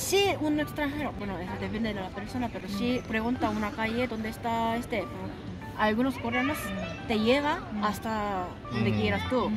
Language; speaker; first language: Spanish; non-native, fluent; Korean